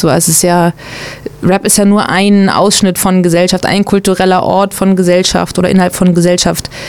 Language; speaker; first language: German; native; German